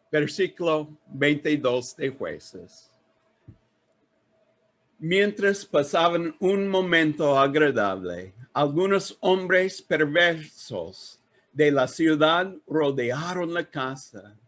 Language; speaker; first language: Spanish; non-native, learner; English